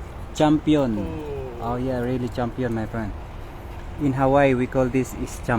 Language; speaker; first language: English; non-native, local second language; Filipino